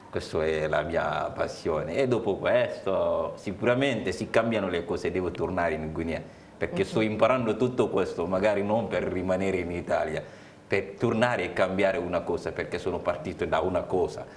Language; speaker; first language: Italian; non-native, fluent; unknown